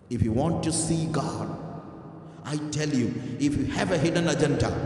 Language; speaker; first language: English; non-native, local second language; Malayalam